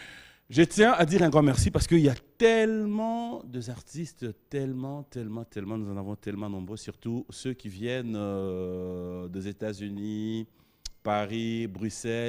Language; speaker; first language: French; non-native, local second language; Lingala